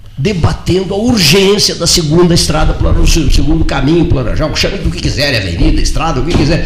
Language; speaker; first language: Portuguese; native; Portuguese